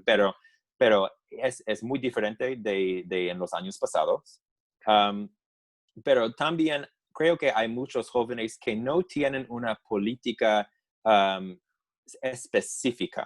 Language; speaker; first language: Spanish; non-native, fluent; English